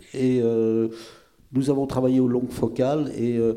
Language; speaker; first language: French; native; French